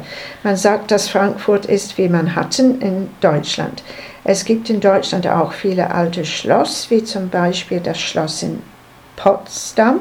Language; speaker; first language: German; non-native, learner; English